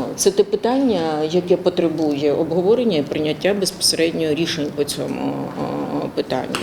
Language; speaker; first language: Ukrainian; native; Ukrainian